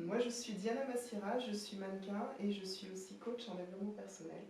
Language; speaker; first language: French; native; French